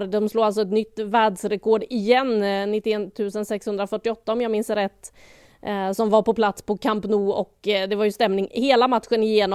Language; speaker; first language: Swedish; native; Swedish